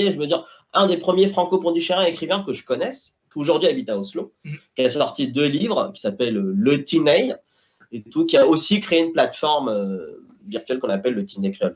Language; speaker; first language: French; native; French